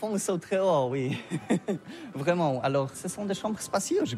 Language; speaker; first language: French; non-native, learner; Polish